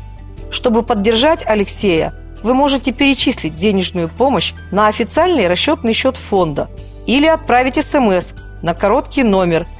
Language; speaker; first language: Russian; native; Russian